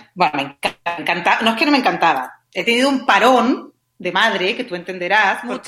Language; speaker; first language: Spanish; native; Spanish